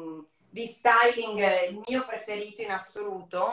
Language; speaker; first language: Italian; native; Italian